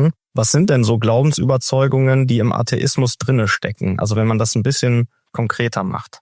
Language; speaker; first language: German; native; German